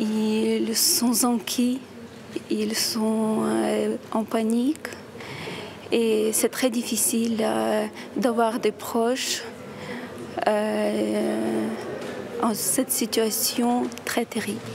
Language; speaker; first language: French; non-native, fluent; Ukrainian